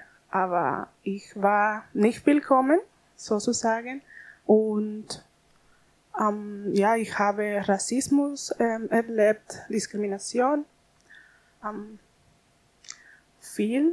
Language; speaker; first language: German; non-native, learner; Spanish